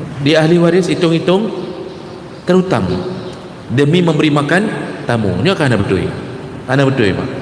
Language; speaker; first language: Malay; non-native, local second language; Achinese